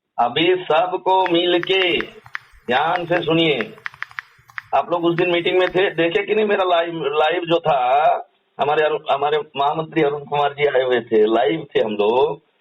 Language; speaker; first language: Hindi; native; Hindi